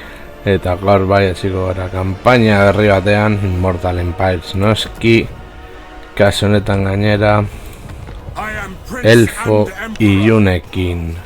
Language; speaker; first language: Basque; native; Basque